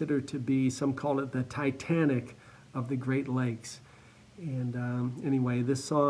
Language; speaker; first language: English; native; English